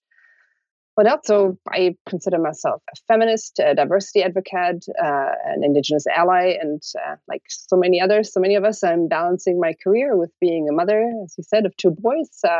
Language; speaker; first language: English; non-native, fluent; German